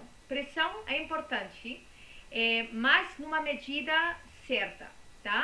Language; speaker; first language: Portuguese; non-native, fluent; Spanish